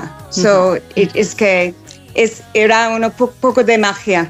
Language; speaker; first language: Spanish; non-native, fluent; English